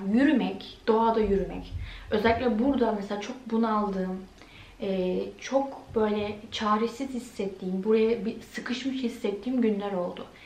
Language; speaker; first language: Turkish; early bilingual, heritage; Turkish